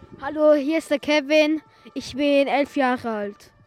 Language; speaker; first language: German; non-native, local second language; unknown